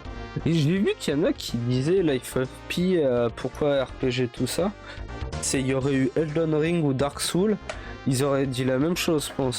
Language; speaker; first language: French; native; French